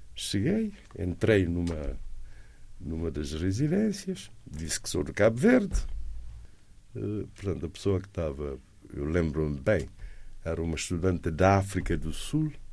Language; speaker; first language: Portuguese; non-native, local second language; Kabuverdianu